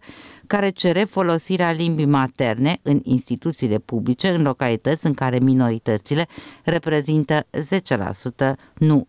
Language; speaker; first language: Romanian; native; Romanian